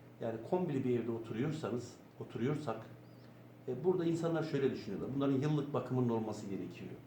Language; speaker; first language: Turkish; native; Turkish